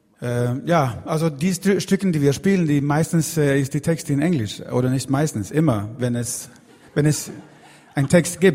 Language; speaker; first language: German; non-native, fluent; Swedish